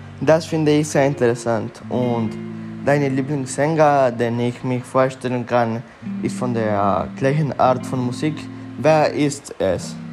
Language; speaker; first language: German; non-native, learner; Spanish